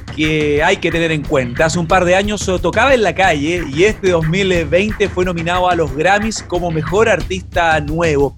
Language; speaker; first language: Spanish; native; Spanish